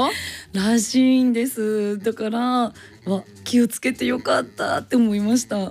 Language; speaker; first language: Japanese; native; Japanese